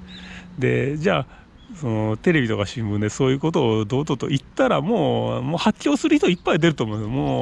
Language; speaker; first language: Japanese; native; Japanese